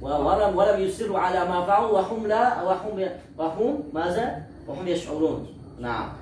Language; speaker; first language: Arabic; non-native, learner; Uzbek